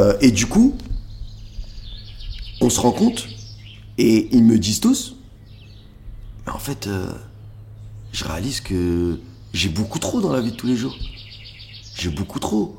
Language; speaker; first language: French; native; French